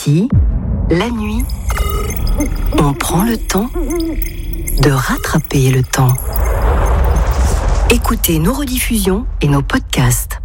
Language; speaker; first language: French; native; French